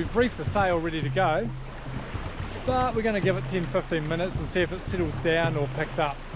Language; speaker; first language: English; native; English